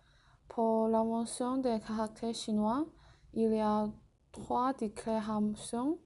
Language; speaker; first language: French; non-native, learner; Chinese